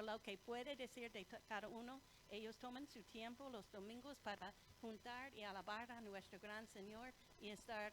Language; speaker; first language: Spanish; non-native, fluent; English